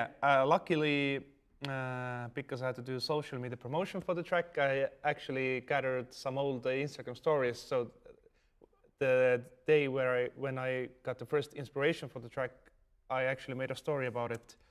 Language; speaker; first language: English; non-native, fluent; Estonian